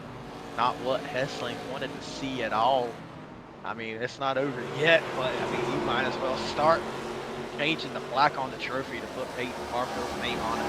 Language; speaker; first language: English; native; English